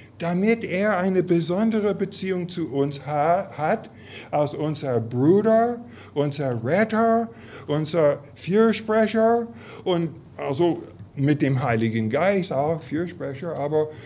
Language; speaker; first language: German; non-native, fluent; English